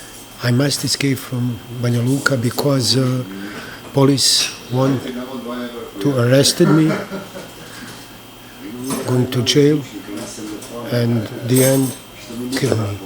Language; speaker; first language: English; non-native, learner; Bosnian